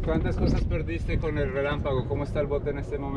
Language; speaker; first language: Spanish; native; Spanish